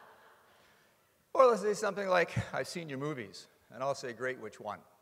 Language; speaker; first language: English; native; English